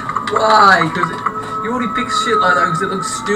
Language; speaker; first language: English; native; English